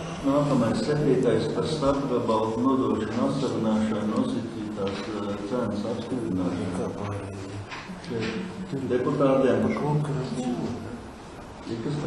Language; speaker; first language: Latvian; native; Latvian